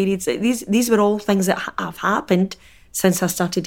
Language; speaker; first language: English; native; English